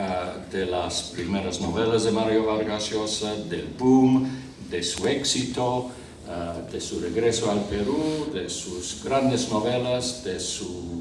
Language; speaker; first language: Spanish; non-native, fluent; English